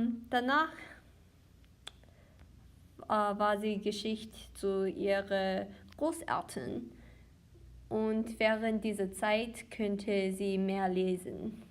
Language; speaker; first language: German; non-native, learner; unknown